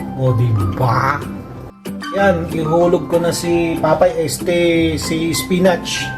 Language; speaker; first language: Filipino; non-native, local second language; Pangasinan